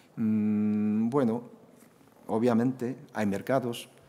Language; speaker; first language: Spanish; non-native, fluent; Japanese